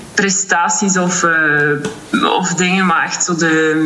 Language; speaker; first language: Dutch; native; Dutch